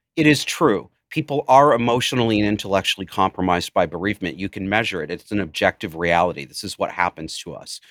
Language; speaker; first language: English; native; English